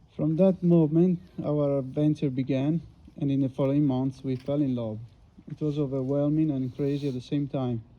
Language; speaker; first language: English; non-native, fluent; Italian